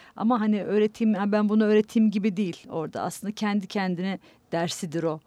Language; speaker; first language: Turkish; native; Turkish